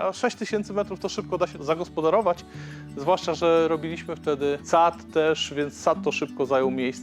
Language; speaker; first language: Polish; native; Polish